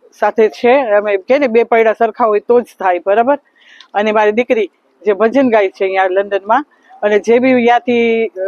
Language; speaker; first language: Gujarati; early bilingual, heritage; Gujarati